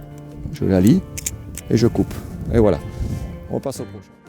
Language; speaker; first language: French; native; French